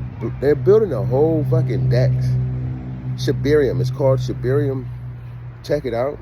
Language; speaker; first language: English; native; English